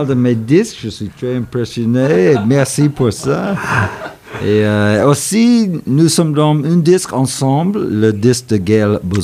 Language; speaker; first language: French; non-native, fluent; English